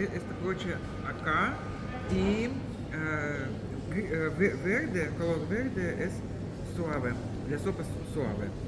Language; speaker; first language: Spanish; non-native, learner; Russian